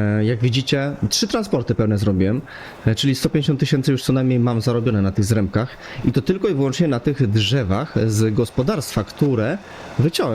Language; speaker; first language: Polish; native; Polish